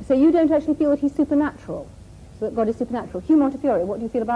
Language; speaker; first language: English; native; English